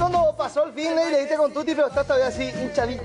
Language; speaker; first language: Spanish; native; Spanish